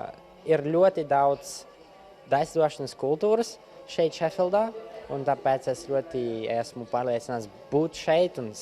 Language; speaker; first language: Latvian; non-native, local second language; Russian